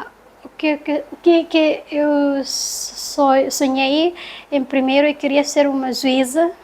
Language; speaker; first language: Portuguese; non-native, learner; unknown